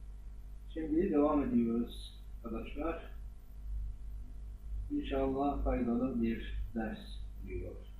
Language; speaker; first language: Turkish; non-native, fluent; Arabic